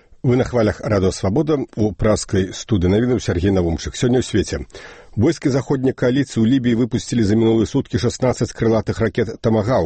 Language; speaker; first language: Belarusian; native; Belarusian